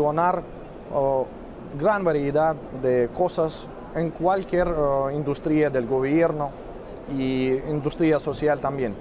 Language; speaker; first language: Spanish; non-native, fluent; Russian